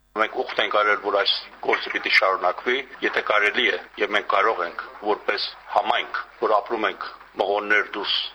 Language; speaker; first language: Armenian; early bilingual, heritage; Armenian